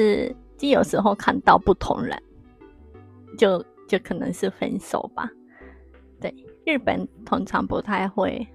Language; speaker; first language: Chinese; non-native, fluent; Japanese